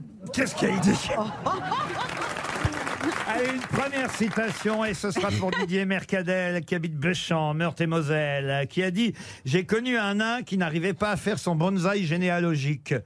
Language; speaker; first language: French; native; French